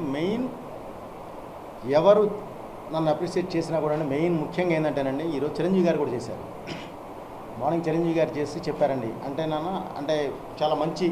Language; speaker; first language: Telugu; native; Telugu